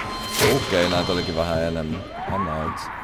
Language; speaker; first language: Finnish; native; Finnish